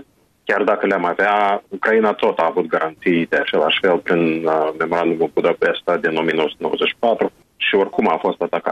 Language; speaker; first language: Romanian; native; Romanian